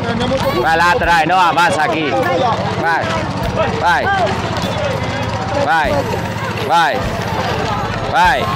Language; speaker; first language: Portuguese; non-native, learner; Vietnamese